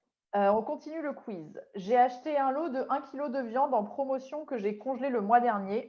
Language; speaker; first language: French; native; French